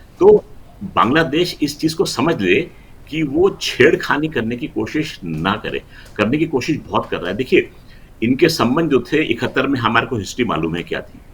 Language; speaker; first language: Hindi; non-native, local second language; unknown